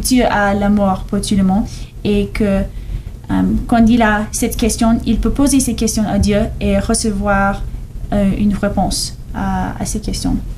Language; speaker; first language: French; non-native, learner; English